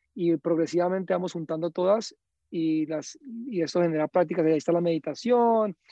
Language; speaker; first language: Spanish; native; Spanish